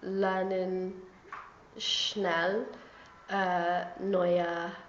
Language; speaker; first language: German; non-native, learner; English